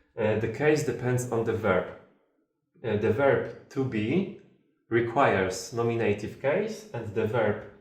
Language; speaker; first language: English; non-native, fluent; Polish